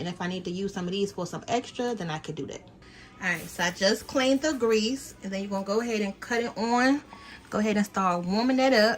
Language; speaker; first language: English; native; English